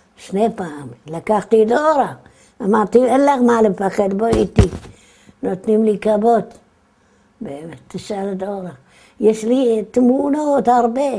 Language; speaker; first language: Hebrew; non-native, fluent; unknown